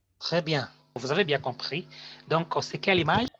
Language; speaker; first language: French; non-native, fluent; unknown